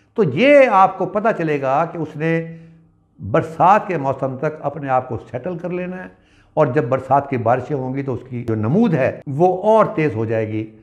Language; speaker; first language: Urdu; non-native, local second language; Punjabi